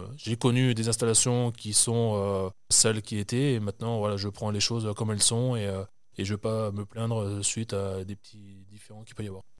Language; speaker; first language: French; native; French